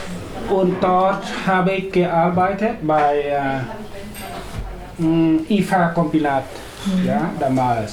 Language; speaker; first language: German; non-native, learner; Vietnamese